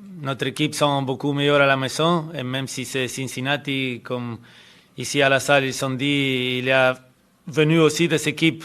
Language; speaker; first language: French; non-native, fluent; Spanish